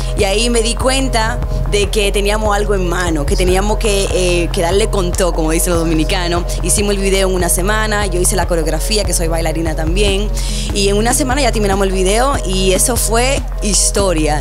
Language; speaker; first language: Spanish; early bilingual, heritage; Spanish